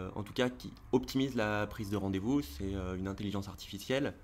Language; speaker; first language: French; native; French